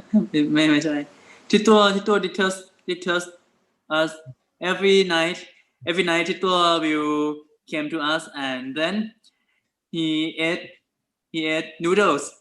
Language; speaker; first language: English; non-native, learner; Thai